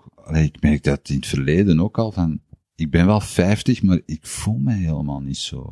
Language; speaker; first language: Dutch; native; Dutch